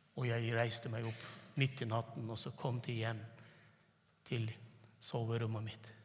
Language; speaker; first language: Norwegian; non-native, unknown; Turkmen